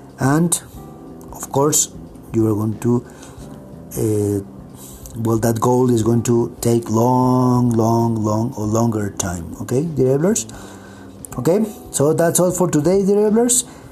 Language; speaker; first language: English; non-native, fluent; Spanish